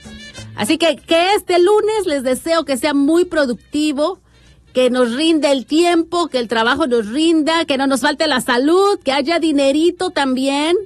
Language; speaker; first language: Spanish; native; Spanish